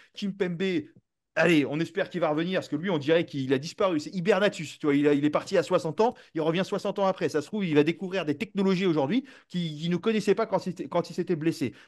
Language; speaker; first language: French; native; French